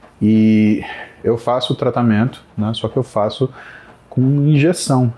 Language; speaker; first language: Portuguese; native; Portuguese